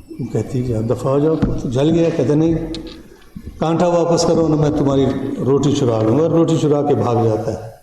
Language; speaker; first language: Urdu; non-native, local second language; Pashto